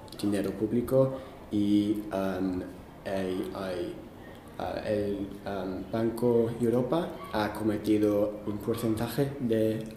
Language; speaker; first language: Spanish; non-native, fluent; English